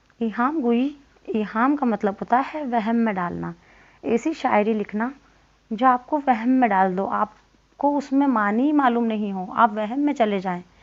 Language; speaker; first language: Urdu; native; Urdu